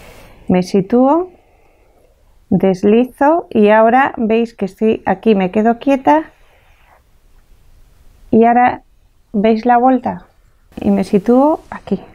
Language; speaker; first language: Spanish; native; Spanish